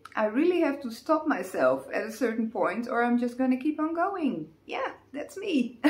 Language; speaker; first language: English; non-native, fluent; Dutch